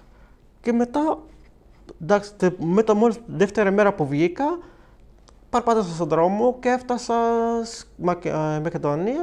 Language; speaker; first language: Greek; non-native, fluent; Arabic